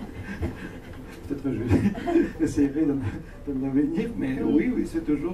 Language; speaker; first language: French; non-native, learner; Russian